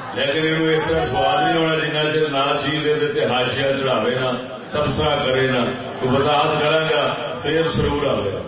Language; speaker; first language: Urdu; non-native, local second language; Punjabi